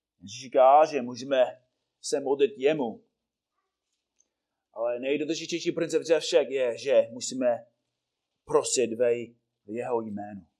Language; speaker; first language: Czech; non-native, fluent; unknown